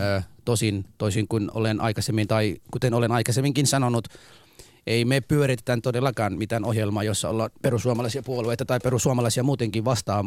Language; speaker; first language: Finnish; non-native, fluent; Somali